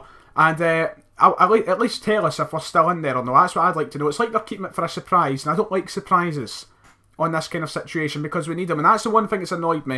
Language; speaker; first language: English; native; English